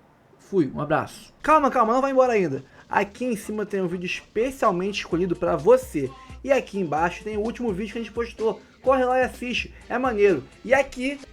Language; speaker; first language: Portuguese; native; Portuguese